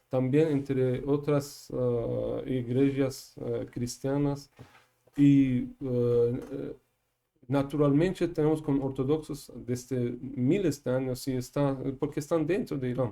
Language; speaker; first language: Spanish; non-native, fluent; Persian